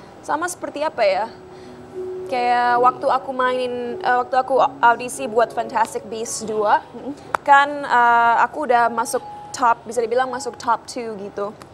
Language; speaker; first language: Indonesian; early bilingual, heritage; Indonesian